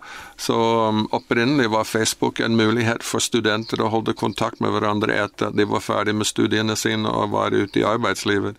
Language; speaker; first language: Norwegian; non-native, fluent; English